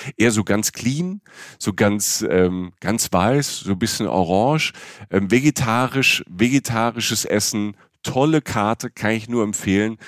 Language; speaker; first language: German; native; German